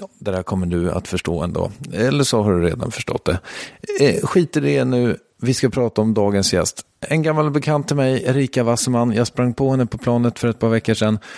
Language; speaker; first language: Swedish; native; Swedish